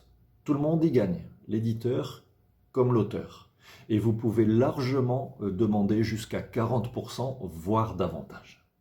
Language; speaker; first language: French; native; French